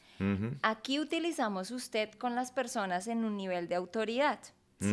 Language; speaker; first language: Spanish; native; Spanish